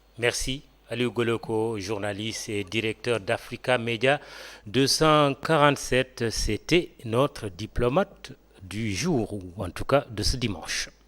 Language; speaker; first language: French; non-native, local second language; Wolof